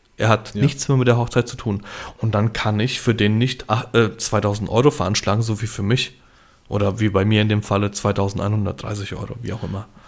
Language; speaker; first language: German; early bilingual, other home language; Polish